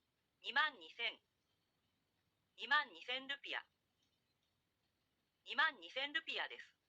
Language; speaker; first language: Japanese; non-native, learner; Indonesian